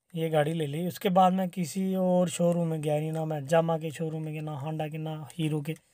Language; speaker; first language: Hindi; native; Hindi